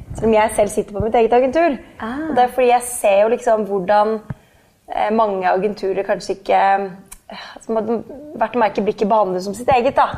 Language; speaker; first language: Norwegian; native; Norwegian